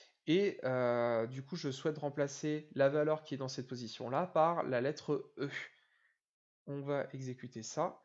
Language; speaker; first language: French; native; French